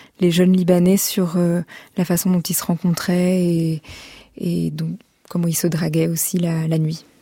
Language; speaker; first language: French; native; French